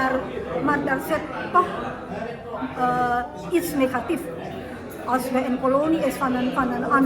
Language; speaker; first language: Dutch; early bilingual, heritage; Indonesian